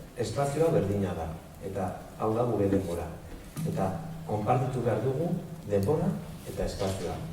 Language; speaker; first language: Basque; non-native, local second language; Spanish